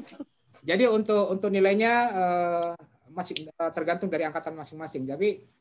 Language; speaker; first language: Indonesian; native; Indonesian